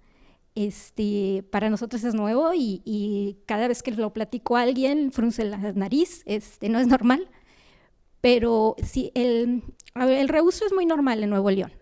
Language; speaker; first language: Spanish; native; Spanish